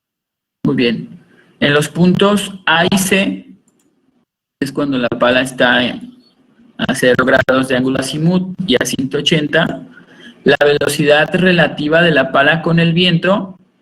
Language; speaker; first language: Spanish; native; Spanish